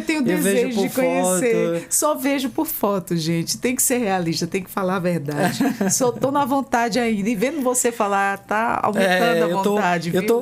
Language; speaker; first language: Portuguese; native; Portuguese